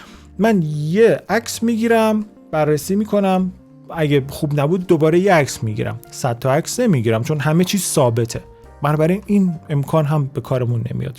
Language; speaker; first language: Persian; native; Persian